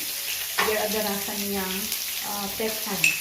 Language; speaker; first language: Indonesian; non-native, learner; Filipino